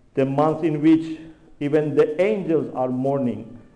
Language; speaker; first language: English; non-native, fluent; Persian